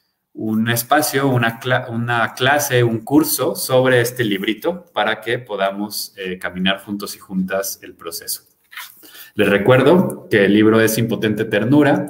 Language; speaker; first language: Spanish; native; Spanish